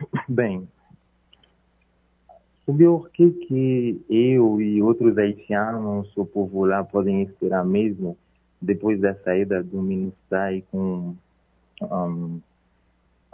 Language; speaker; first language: Portuguese; non-native, fluent; Haitian Creole